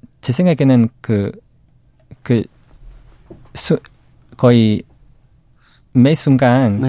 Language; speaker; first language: Korean; non-native, learner; English